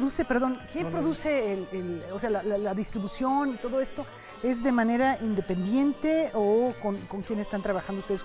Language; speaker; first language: Spanish; native; Spanish